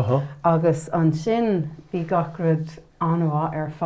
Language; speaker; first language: Irish; non-native, learner; English